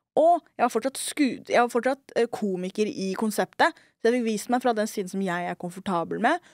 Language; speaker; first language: Norwegian; early bilingual, other home language; Somali